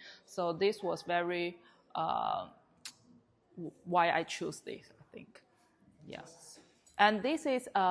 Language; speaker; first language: English; non-native, learner; Chinese